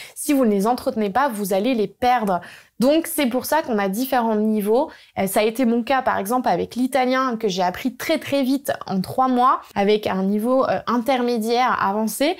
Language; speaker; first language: French; native; French